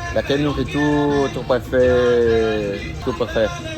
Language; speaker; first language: French; non-native, learner; Spanish